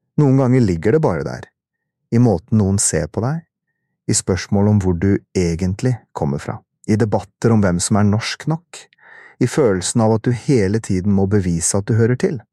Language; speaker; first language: Norwegian; early bilingual, other home language; Urdu